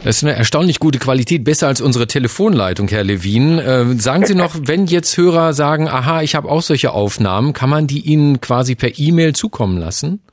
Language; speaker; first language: German; native; German